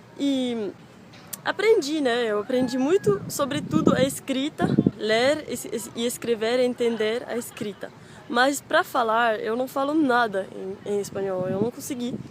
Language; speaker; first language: Portuguese; non-native, fluent; French